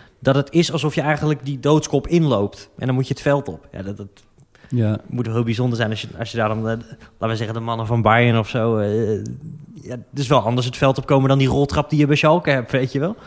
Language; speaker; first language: Dutch; native; Dutch